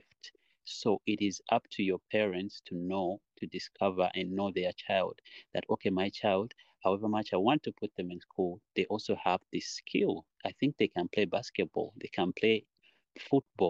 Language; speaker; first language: English; non-native, local second language; Nyankole